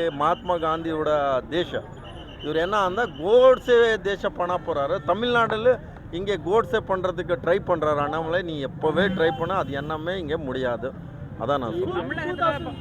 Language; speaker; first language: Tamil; non-native, local second language; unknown